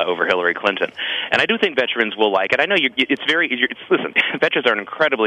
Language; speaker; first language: English; native; English